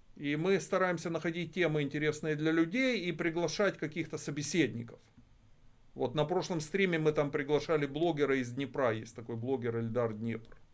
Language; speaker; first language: Russian; native; Russian